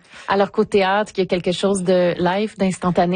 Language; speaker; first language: French; native; French